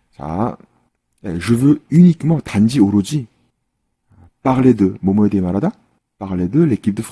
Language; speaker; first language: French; non-native, fluent; Korean